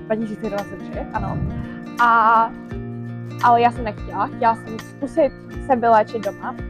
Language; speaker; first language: Czech; early bilingual, heritage; Czech